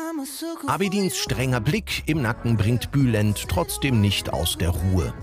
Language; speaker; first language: German; native; German